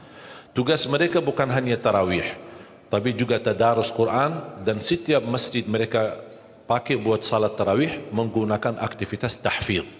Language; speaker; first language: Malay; non-native, fluent; Arabic